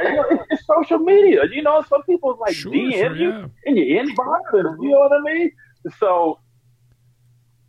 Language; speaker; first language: English; native; English